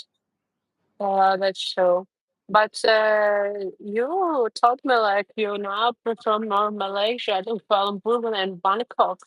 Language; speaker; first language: English; non-native, learner; Russian